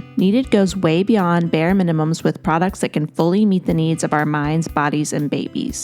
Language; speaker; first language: English; native; English